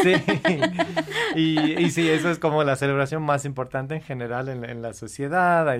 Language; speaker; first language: Spanish; non-native, fluent; English